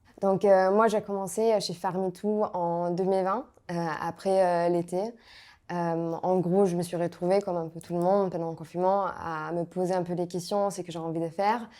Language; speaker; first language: French; non-native, fluent; German